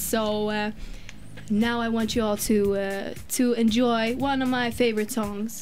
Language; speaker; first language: English; non-native, fluent; Swedish